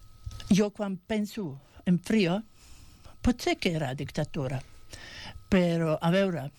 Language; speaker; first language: Catalan; non-native, fluent; Bosnian